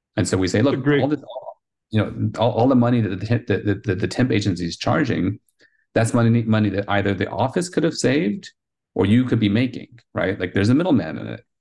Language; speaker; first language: English; early bilingual, heritage; Spanish